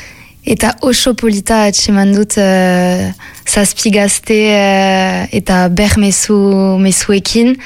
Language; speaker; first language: Basque; non-native, local second language; French